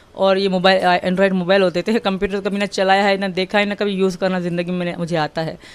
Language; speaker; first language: Urdu; non-native, local second language; Sindhi